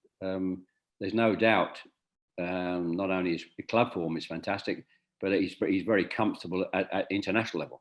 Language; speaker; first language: English; native; English